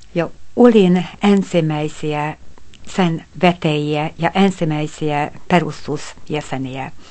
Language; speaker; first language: Finnish; non-native, fluent; Hungarian